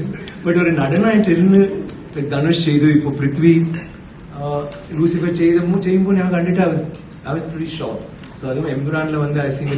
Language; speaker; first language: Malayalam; non-native, learner; Tamil